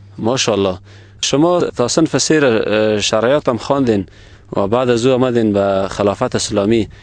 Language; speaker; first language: Persian; native; Persian